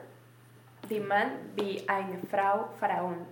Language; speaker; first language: German; non-native, learner; Spanish